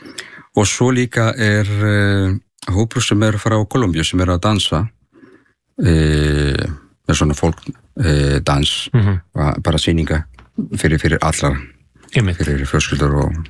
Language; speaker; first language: Icelandic; non-native, learner; Spanish